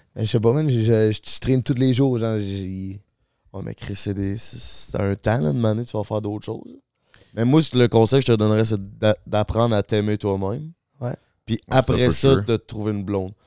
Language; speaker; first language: French; native; French